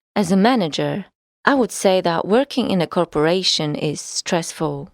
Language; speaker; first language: English; non-native, fluent; Polish